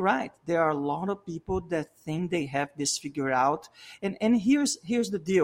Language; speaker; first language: English; non-native, fluent; Portuguese